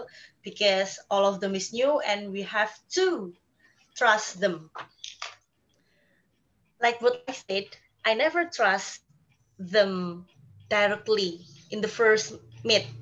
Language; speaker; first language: English; non-native, learner; Indonesian